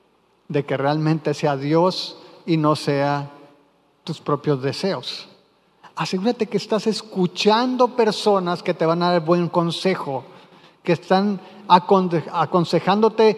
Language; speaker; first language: Spanish; native; Spanish